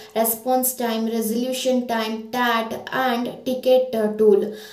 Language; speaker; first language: English; non-native, local second language; Kannada